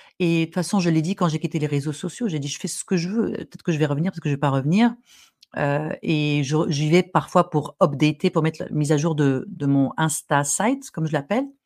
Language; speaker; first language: French; non-native, local second language; Arabic